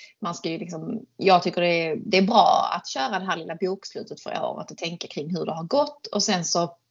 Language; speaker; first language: Swedish; native; Swedish